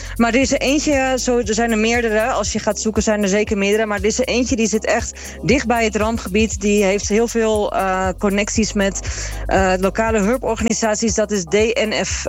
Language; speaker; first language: Dutch; native; Dutch